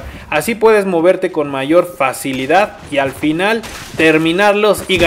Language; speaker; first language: Spanish; native; Spanish